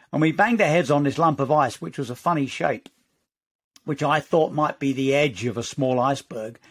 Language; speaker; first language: English; native; English